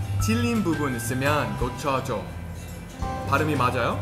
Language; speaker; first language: Korean; non-native, learner; English